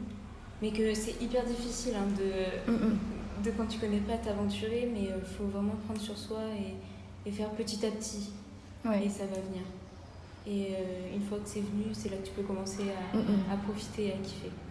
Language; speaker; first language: French; native; French